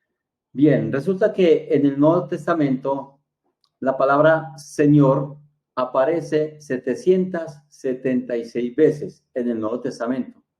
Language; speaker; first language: Spanish; native; Spanish